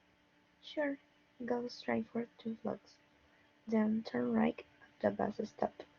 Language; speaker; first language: English; non-native, learner; Spanish